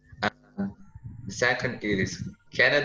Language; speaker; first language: English; non-native, learner; Portuguese